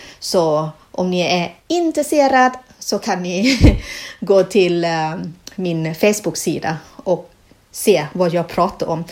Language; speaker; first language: Swedish; non-native, fluent; Thai